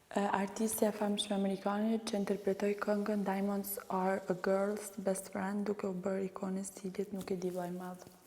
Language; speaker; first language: Albanian; early bilingual, heritage; Albanian